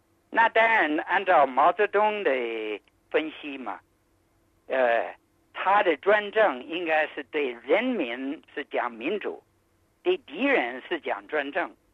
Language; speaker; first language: Chinese; non-native, fluent; English